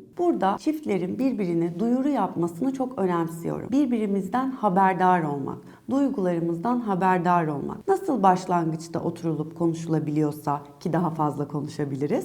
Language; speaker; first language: Turkish; native; Turkish